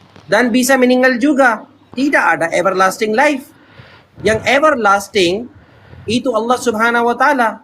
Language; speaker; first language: Indonesian; non-native, learner; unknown